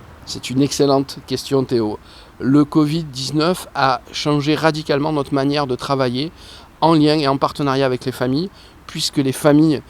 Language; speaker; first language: French; native; French